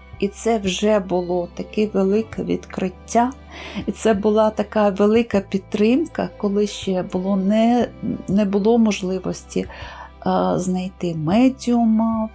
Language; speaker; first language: Ukrainian; native; Ukrainian